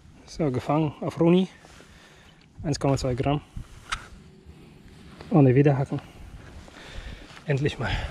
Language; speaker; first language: German; non-native, fluent; Russian